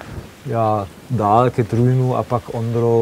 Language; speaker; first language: Czech; non-native, learner; German